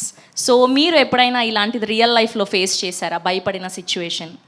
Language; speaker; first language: Telugu; native; Telugu